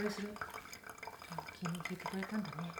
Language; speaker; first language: Japanese; native; Japanese